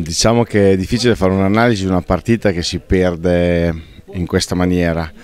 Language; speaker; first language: Italian; native; Italian